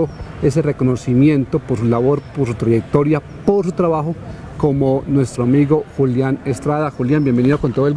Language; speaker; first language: Spanish; native; Spanish